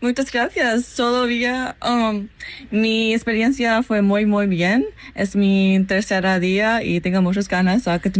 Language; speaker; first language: Spanish; non-native, fluent; English